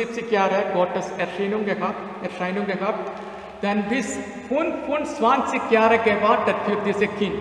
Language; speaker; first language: German; non-native, learner; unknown